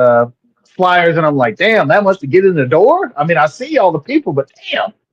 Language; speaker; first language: English; native; English